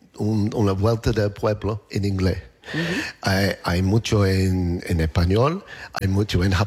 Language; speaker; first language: Spanish; non-native, learner; English